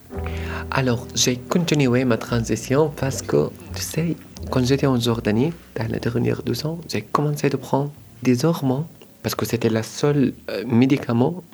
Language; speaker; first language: French; non-native, learner; Arabic